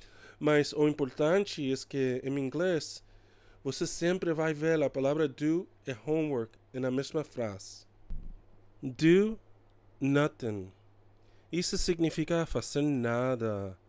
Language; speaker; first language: Portuguese; non-native, learner; English